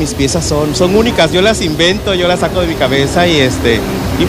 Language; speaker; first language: Spanish; native; Spanish